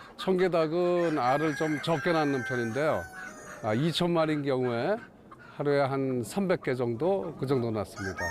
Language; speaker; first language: Korean; native; Korean